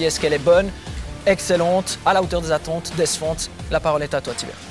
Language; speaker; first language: French; native; French